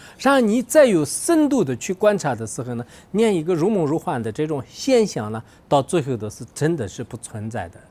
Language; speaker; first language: Chinese; non-native, local second language; Tibetan